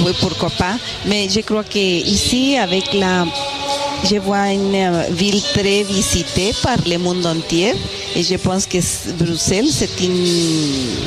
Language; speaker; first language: French; non-native, fluent; Spanish